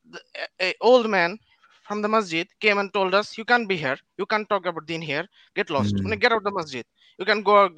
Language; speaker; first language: English; non-native, local second language; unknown